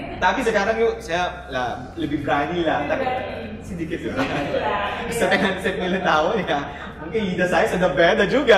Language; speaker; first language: Indonesian; non-native, learner; Filipino